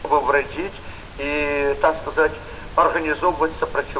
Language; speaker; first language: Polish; non-native, learner; Russian